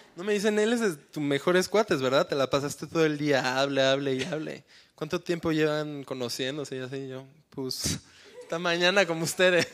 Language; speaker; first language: Spanish; early bilingual, heritage; Spanish